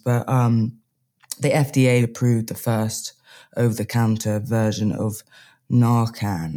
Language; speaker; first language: English; native; English